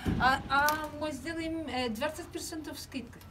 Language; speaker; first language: Russian; non-native, learner; French